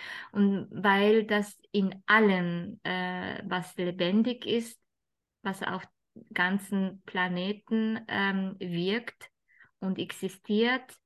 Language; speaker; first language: German; non-native, fluent; Japanese